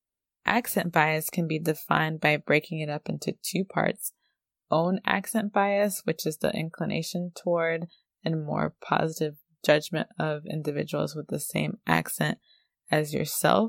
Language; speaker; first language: English; native; English